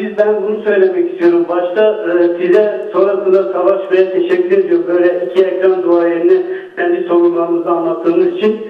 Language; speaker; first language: Turkish; early bilingual, heritage; Turkish